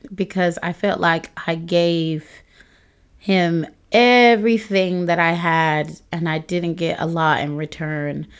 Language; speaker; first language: English; native; English